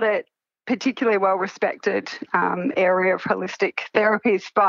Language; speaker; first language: English; native; English